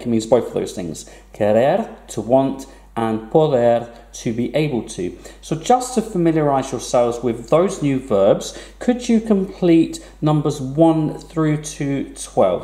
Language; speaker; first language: English; native; English